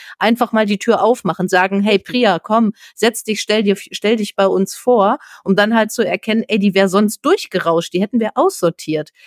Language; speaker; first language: German; native; German